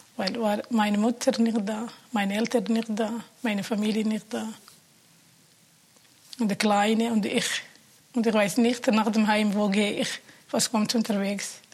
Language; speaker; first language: German; non-native, learner; Somali